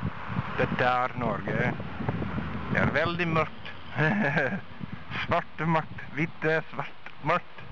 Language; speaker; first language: Norwegian; non-native, learner; English